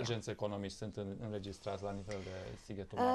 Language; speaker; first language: Romanian; native; Romanian